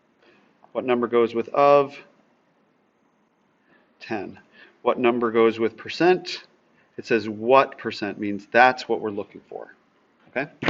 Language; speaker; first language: English; native; English